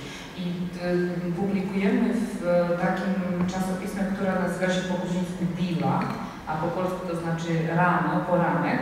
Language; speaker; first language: Polish; non-native, fluent; Georgian